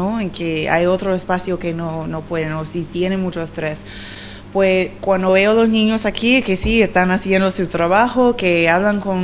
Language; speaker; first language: Spanish; non-native, learner; English